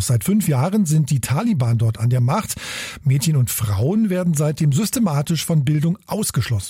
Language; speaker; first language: German; native; German